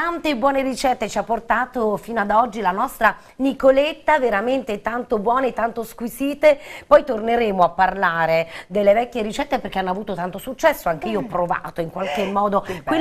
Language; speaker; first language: Italian; native; Italian